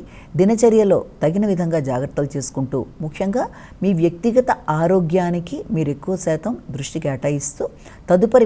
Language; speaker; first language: Telugu; native; Telugu